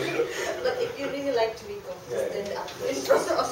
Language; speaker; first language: English; non-native, learner; Indonesian